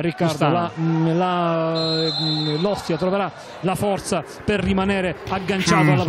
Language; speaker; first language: Italian; native; Italian